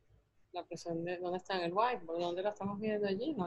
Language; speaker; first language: Spanish; native; Spanish